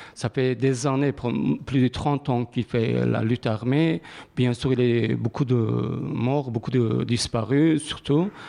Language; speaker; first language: French; non-native, learner; Kurdish